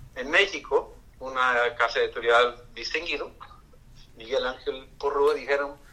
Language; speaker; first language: Spanish; non-native, fluent; English